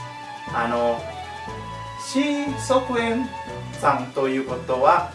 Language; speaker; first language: Japanese; non-native, learner; Indonesian